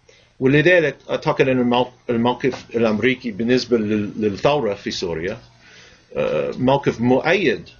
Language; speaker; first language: Arabic; non-native, fluent; English